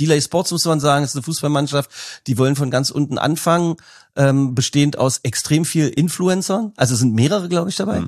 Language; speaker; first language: German; native; German